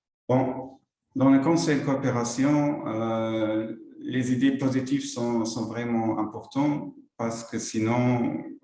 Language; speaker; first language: French; non-native, local second language; Luxembourgish